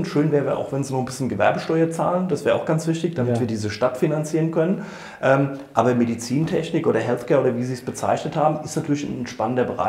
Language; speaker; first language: German; native; German